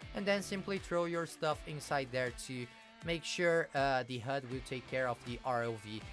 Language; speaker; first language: English; non-native, fluent; Portuguese